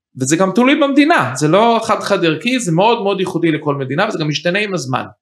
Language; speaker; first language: Hebrew; early bilingual, heritage; Hebrew